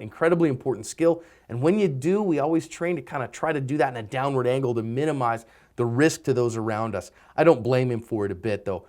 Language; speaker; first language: English; native; English